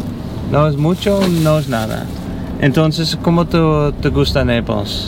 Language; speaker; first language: Spanish; non-native, learner; English